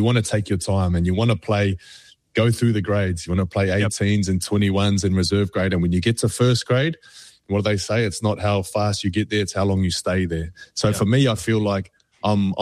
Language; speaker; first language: English; native; English